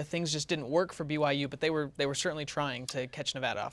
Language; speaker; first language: English; native; English